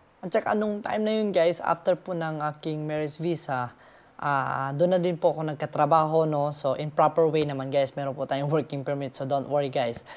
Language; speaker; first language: Filipino; native; Filipino